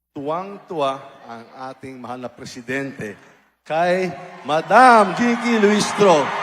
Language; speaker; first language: Filipino; native; Filipino